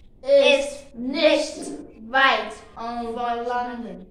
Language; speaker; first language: German; non-native, learner; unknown